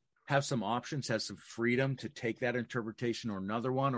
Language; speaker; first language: English; native; English